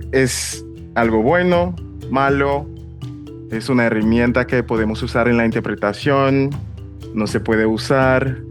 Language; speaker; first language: Spanish; non-native, fluent; English